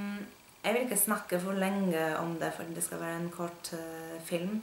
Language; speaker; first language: Norwegian; non-native, fluent; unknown